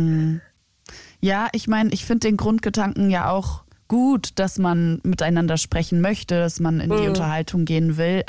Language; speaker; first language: German; native; German